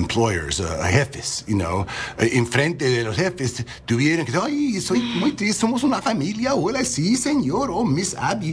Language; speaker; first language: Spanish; early bilingual, heritage; Spanish